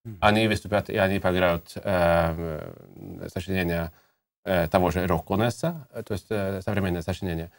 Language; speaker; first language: Russian; native; Russian